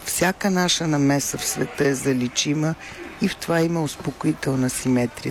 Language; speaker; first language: Bulgarian; native; Bulgarian